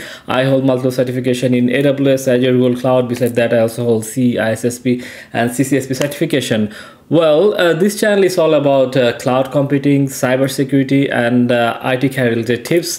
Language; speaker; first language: English; non-native, local second language; Bangla